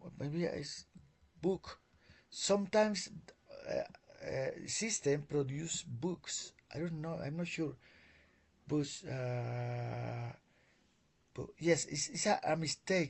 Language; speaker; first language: English; non-native, learner; Spanish